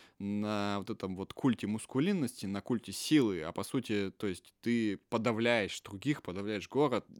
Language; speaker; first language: Russian; native; Russian